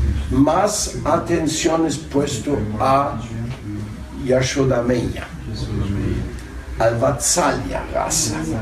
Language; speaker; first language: Spanish; non-native, fluent; German